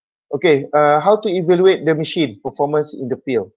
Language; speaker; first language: English; non-native, local second language; Malay